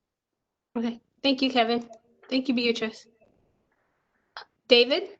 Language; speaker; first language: English; native; English